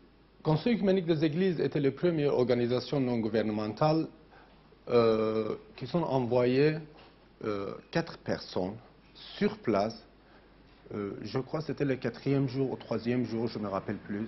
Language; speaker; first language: French; non-native, fluent; Armenian